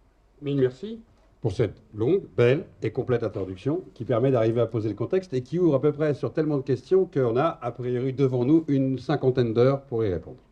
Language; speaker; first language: French; native; French